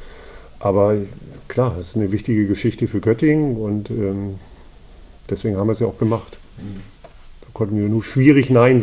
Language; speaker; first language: German; native; German